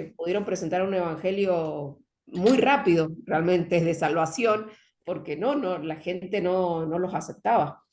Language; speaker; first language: Spanish; native; Spanish